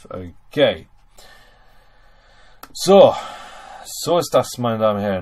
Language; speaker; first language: German; non-native, fluent; English